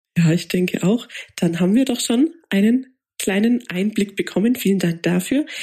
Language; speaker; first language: German; native; German